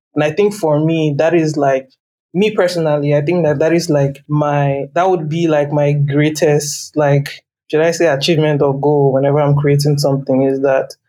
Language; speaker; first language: English; non-native, local second language; Yoruba